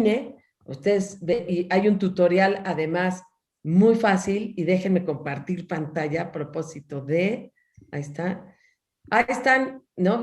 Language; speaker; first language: Spanish; native; Spanish